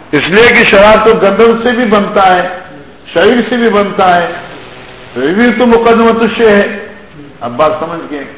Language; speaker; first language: Urdu; non-native, local second language; Pashto